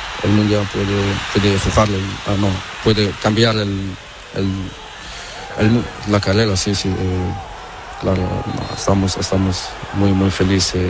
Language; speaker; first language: Spanish; non-native, learner; Portuguese